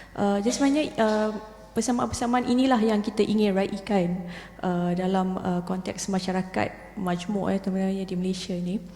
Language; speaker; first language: Malay; native; Malay